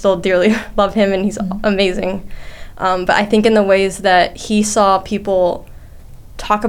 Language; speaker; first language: English; native; English